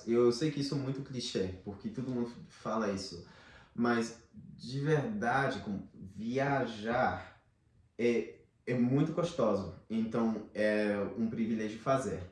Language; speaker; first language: Portuguese; non-native, fluent; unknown